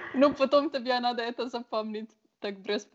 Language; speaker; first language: Russian; non-native, learner; Slovenian